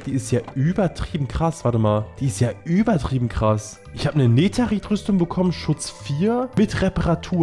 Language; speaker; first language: German; native; German